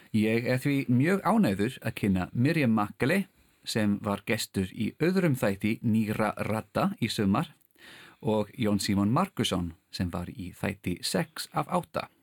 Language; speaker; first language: Icelandic; non-native, fluent; English